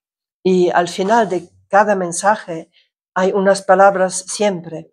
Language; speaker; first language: Spanish; non-native, fluent; Croatian